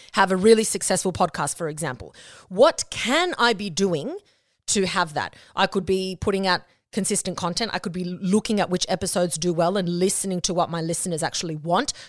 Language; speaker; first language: English; non-native, local second language; Spanish